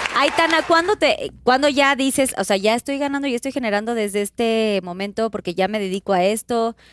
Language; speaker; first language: Spanish; native; Spanish